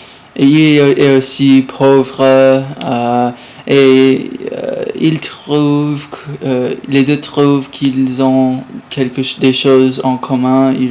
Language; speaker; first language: French; non-native, learner; English